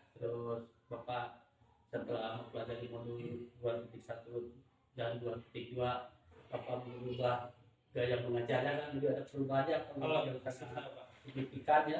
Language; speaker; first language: Indonesian; native; Indonesian